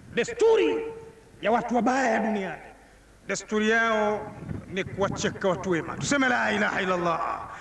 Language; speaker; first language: Swahili; native; Swahili